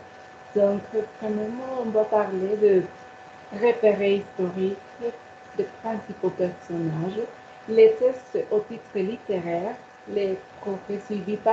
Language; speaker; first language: French; non-native, learner; Spanish